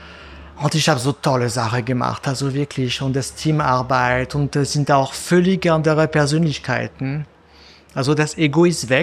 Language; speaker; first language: German; non-native, fluent; French